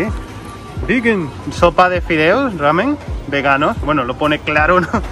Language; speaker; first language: Spanish; native; Spanish